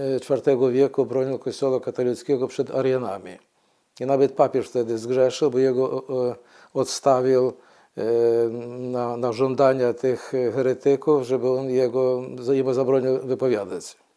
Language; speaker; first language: Polish; non-native, fluent; Ukrainian